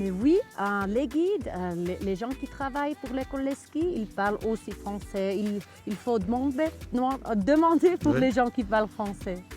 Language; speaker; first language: French; non-native, local second language; German